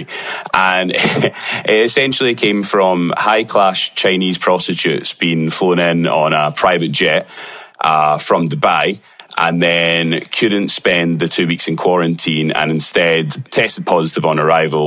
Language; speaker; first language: English; native; English